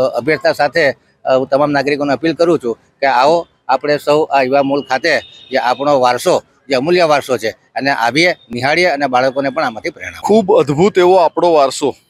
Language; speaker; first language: Gujarati; native; Gujarati